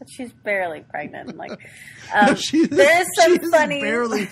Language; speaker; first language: English; native; English